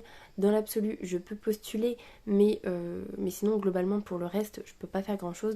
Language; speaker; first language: French; native; French